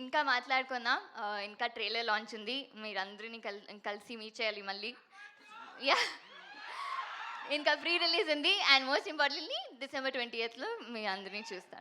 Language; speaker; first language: Telugu; non-native, fluent; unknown